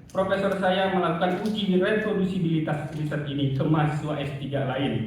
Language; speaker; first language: Indonesian; native; Indonesian